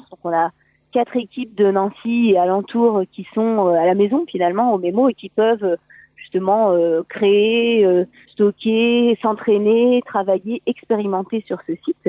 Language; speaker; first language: French; native; French